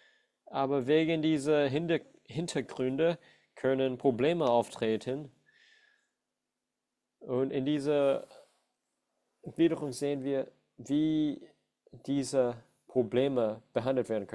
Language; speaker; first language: German; non-native, fluent; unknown